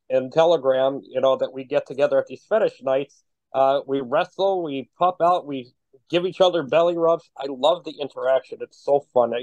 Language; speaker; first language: English; native; English